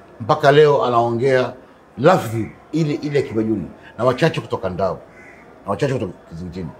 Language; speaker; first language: Swahili; non-native, local second language; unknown